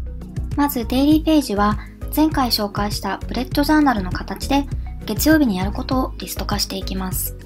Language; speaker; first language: Japanese; native; Japanese